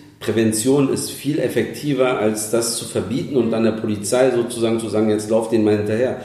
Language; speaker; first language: German; early bilingual, other home language; Turkish